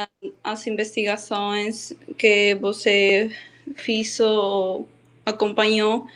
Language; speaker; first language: Portuguese; non-native, learner; Spanish